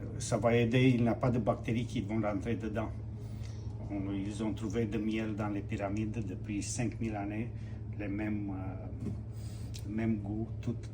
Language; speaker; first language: French; non-native, fluent; Romanian